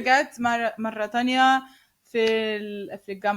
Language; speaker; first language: Arabic; non-native, learner; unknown